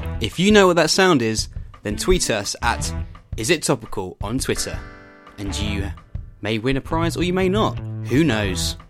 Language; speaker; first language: English; native; English